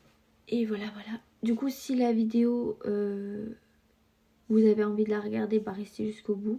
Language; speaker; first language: French; native; French